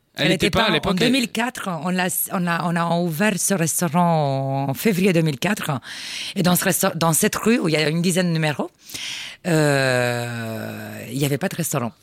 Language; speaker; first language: French; non-native, fluent; Romanian